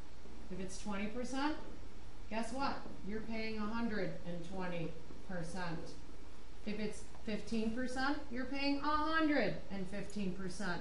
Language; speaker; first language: English; native; English